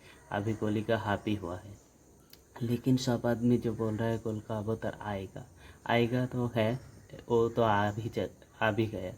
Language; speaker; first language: Hindi; non-native, local second language; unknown